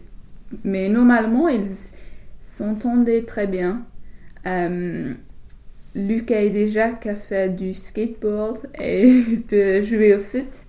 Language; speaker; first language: French; non-native, learner; English